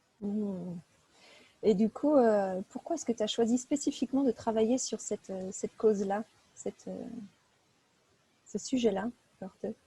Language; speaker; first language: French; native; French